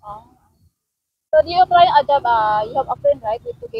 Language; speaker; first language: English; non-native, learner; Cebuano